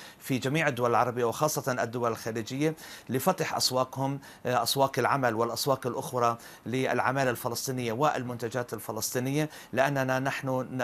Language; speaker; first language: Arabic; native; Arabic